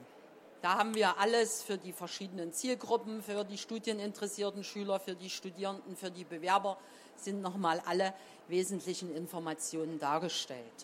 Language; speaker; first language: German; native; German